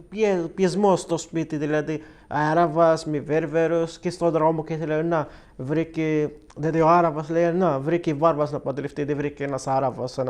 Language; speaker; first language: Greek; non-native, learner; Arabic